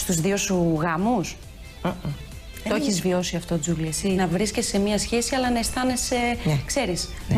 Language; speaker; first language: Greek; native; Greek